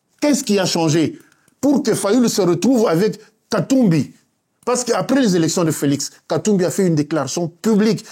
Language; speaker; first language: French; non-native, local second language; Luba-Lulua